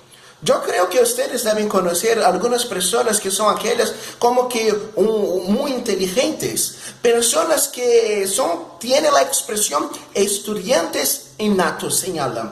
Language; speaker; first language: Spanish; non-native, fluent; Portuguese